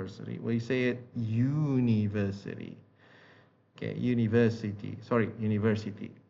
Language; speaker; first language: English; non-native, fluent; Indonesian